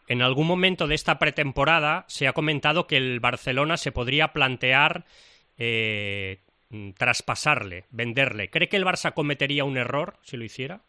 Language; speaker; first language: Spanish; native; Spanish